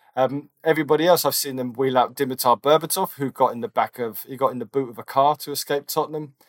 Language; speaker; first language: English; native; English